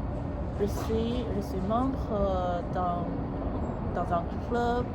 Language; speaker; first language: French; non-native, learner; English